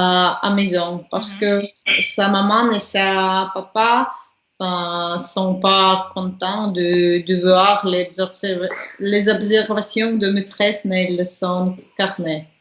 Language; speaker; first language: French; non-native, learner; Russian